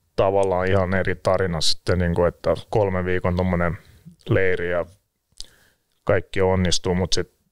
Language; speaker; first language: Finnish; early bilingual, other home language; Russian